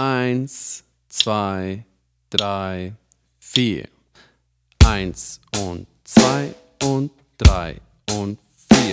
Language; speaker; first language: German; native; German